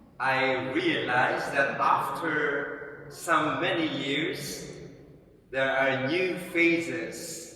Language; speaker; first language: English; non-native, local second language; Filipino